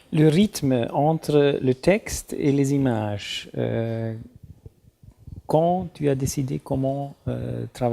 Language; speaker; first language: French; non-native, learner; German